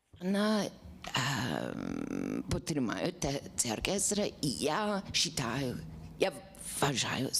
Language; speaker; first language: Ukrainian; non-native, learner; English